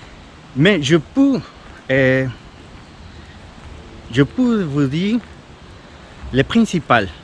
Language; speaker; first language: French; non-native, fluent; Spanish